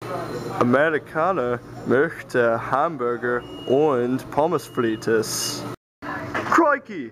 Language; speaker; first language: German; non-native, learner; English